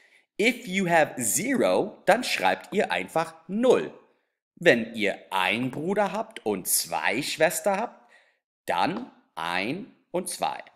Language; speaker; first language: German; non-native, fluent; English